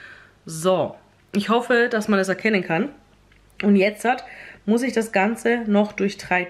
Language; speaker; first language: German; native; German